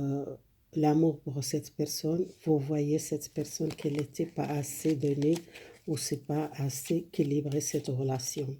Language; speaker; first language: French; non-native, learner; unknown